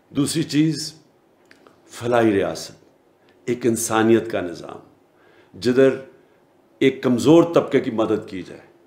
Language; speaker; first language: Urdu; native; Urdu